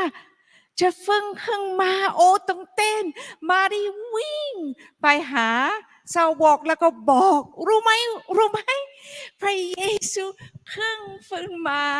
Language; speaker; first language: Thai; non-native, fluent; English